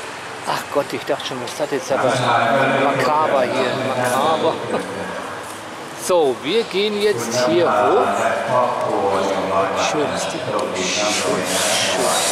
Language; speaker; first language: German; native; German